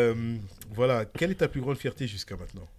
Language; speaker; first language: French; native; French